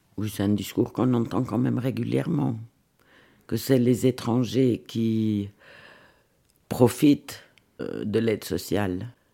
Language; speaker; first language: French; non-native, fluent; Swiss German